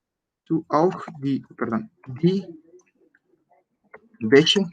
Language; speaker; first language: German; non-native, fluent; Spanish